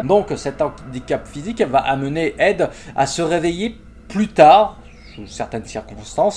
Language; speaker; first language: French; native; French